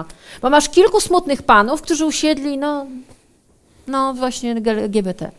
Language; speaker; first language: Polish; native; Polish